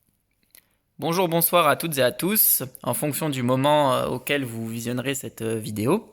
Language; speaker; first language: French; native; French